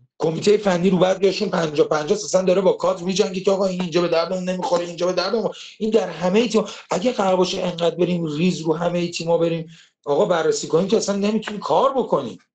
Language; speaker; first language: Persian; native; Persian